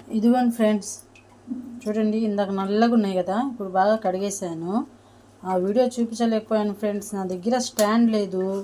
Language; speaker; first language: Telugu; non-native, local second language; Urdu